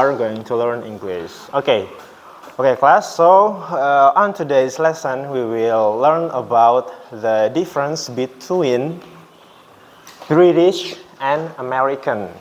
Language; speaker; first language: English; non-native, learner; Indonesian